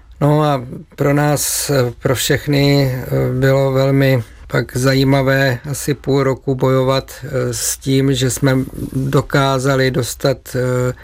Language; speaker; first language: Czech; native; Czech